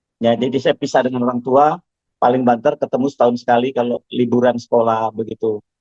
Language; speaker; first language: Indonesian; non-native, local second language; Javanese